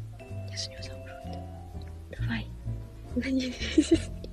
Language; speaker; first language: Russian; non-native, local second language; Kazakh